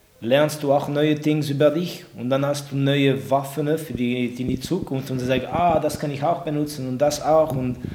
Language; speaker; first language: German; non-native, local second language; French